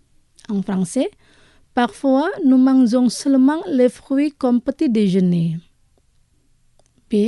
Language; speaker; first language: French; non-native, fluent; Indonesian